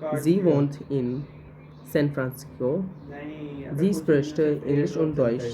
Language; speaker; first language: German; non-native, learner; Hindi